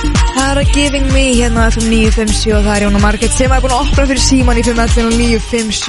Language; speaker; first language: Icelandic; native; Icelandic